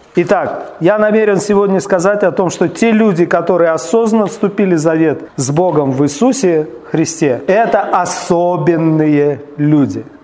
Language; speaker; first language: Russian; native; Russian